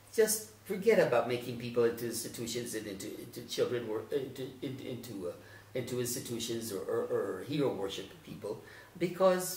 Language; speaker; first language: English; native; English